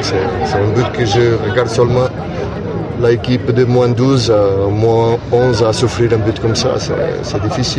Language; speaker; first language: French; non-native, learner; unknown